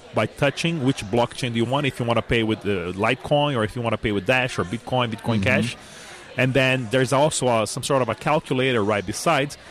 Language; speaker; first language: English; non-native, fluent; Portuguese